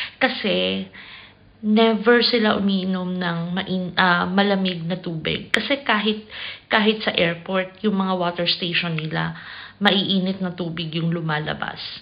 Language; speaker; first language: Filipino; non-native, local second language; Cebuano